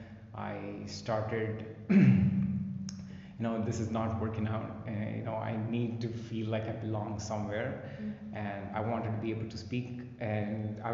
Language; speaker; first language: English; non-native, local second language; Telugu